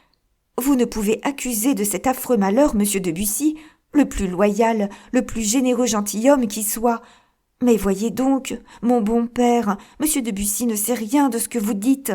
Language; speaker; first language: French; native; French